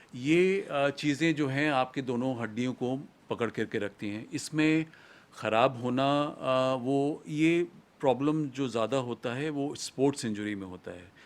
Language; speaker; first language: Hindi; native; Hindi